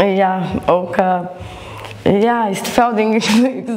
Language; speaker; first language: Dutch; non-native, learner; Portuguese